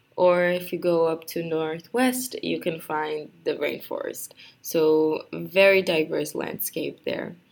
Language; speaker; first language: English; non-native, fluent; Portuguese